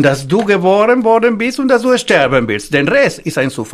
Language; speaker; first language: German; non-native, fluent; Spanish